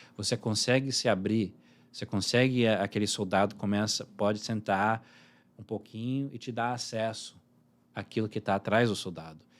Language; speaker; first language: Portuguese; early bilingual, heritage; Portuguese